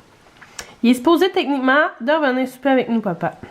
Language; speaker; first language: French; native; French